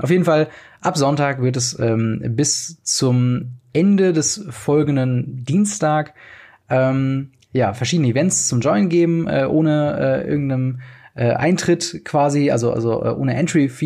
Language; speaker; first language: German; native; German